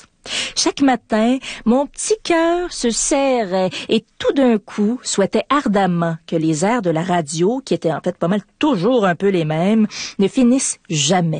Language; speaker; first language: French; native; French